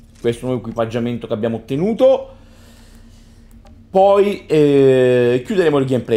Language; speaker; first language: Italian; native; Italian